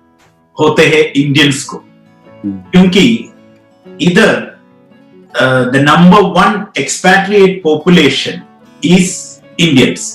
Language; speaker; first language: Hindi; non-native, local second language; Malayalam